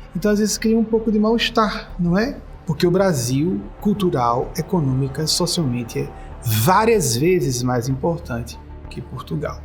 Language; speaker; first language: Portuguese; native; Portuguese